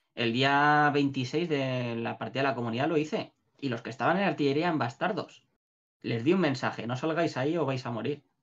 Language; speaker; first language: Spanish; native; Spanish